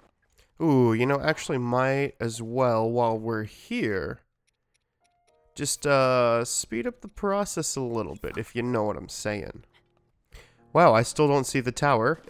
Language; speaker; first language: English; native; English